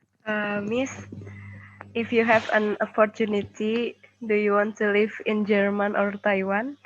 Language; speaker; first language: English; non-native, learner; Indonesian